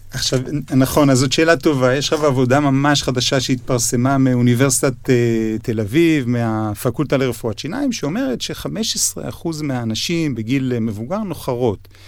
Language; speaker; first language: Hebrew; native; Hebrew